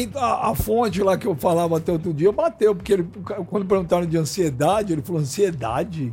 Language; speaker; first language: Portuguese; native; Portuguese